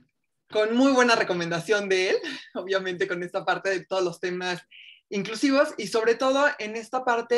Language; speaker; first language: Spanish; native; Spanish